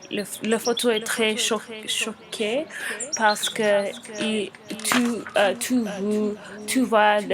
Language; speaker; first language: French; non-native, learner; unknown